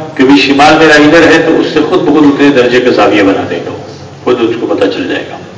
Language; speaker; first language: Urdu; non-native, local second language; Pashto